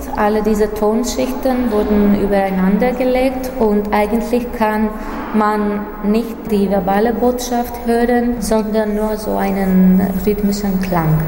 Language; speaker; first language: German; non-native, fluent; Greek